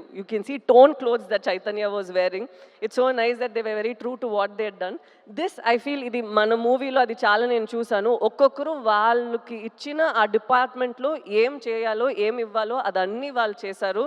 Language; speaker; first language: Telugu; non-native, local second language; Tamil